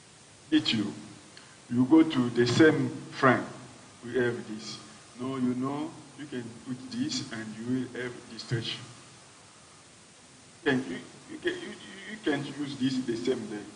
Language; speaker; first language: English; non-native, learner; French